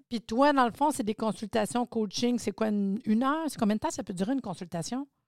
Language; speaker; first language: French; native; French